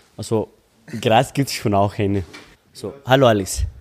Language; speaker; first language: German; non-native, learner; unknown